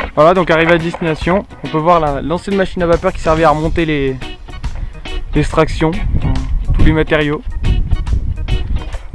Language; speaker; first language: French; native; French